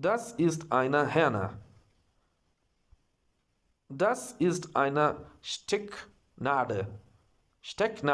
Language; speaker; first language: German; non-native, learner; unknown